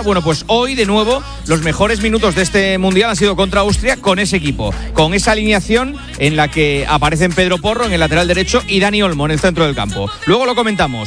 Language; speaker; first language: Spanish; native; Spanish